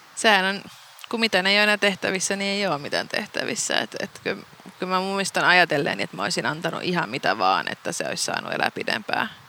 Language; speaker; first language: Finnish; non-native, local second language; Swedish